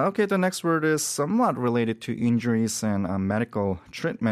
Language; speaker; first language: English; non-native, fluent; Korean